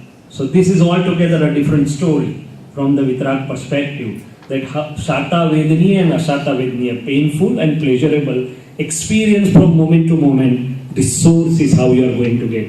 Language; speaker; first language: English; non-native, local second language; Gujarati